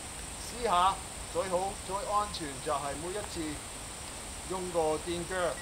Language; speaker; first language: Cantonese; non-native, learner; English